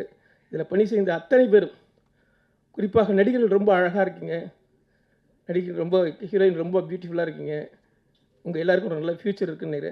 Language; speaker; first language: Tamil; native; Tamil